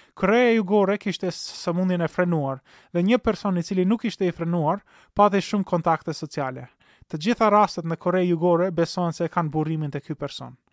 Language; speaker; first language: Albanian; native; Albanian